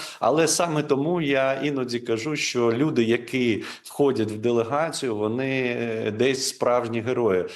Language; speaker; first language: Ukrainian; non-native, local second language; Crimean Tatar